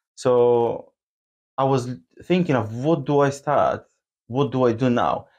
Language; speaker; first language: English; non-native, fluent; Bulgarian